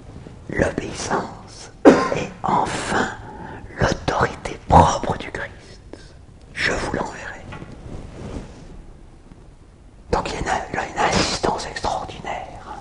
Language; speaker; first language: French; native; French